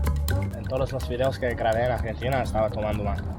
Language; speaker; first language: Spanish; non-native, fluent; Hebrew